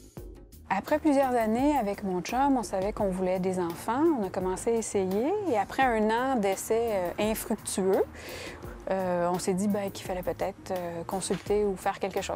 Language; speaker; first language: French; native; French